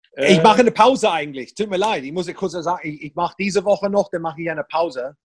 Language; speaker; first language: German; non-native, fluent; English